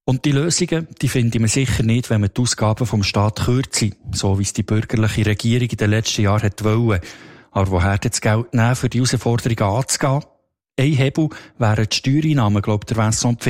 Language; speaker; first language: German; native; German